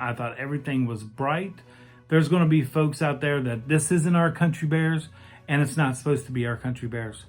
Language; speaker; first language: English; native; English